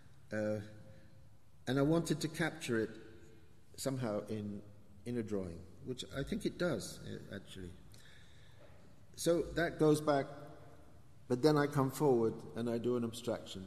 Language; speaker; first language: English; native; English